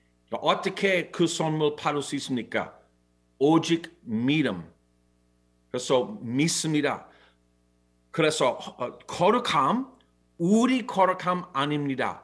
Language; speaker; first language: Korean; non-native, learner; English